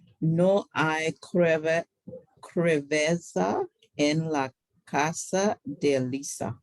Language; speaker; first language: Spanish; non-native, learner; English